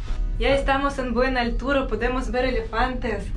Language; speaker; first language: Spanish; non-native, learner; Russian